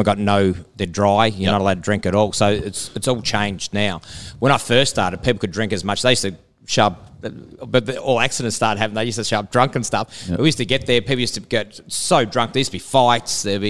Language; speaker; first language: English; native; English